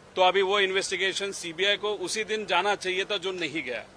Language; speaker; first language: Hindi; non-native, local second language; Marathi